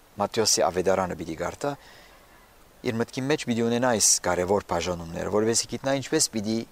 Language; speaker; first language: Armenian; early bilingual, heritage; Armenian